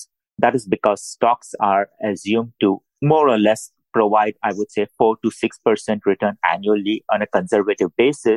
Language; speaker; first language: English; non-native, local second language; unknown